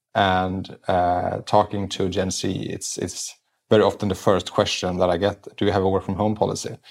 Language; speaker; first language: English; non-native, fluent; Swedish